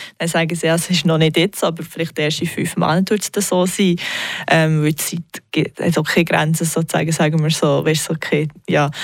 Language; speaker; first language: German; non-native, local second language; English